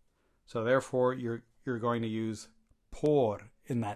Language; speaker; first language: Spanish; non-native, fluent; English